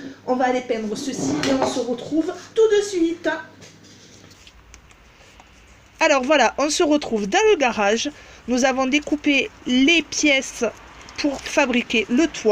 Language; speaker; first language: French; native; French